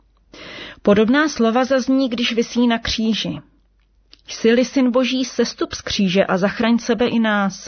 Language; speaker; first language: Czech; native; Czech